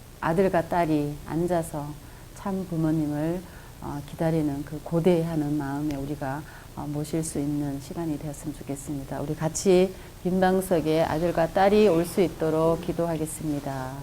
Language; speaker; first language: Korean; native; Korean